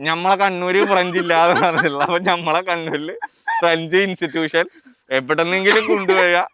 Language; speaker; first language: Malayalam; native; Malayalam